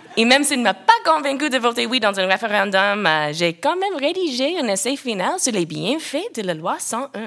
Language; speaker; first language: French; non-native, local second language; English